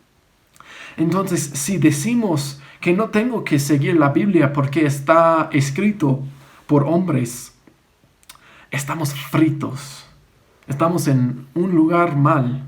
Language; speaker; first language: Spanish; non-native, fluent; English